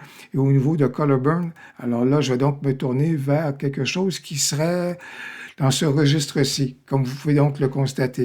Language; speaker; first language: French; native; French